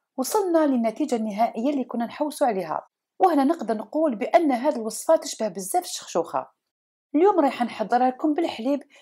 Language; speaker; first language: Arabic; non-native, local second language; Kabyle